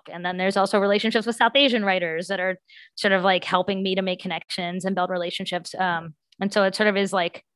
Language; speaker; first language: English; native; English